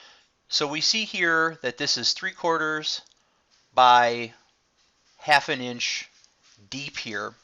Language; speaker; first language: English; native; English